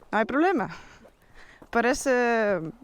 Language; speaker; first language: Spanish; non-native, learner; Dutch